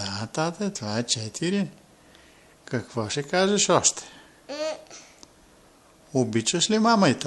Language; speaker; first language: Bulgarian; native; Bulgarian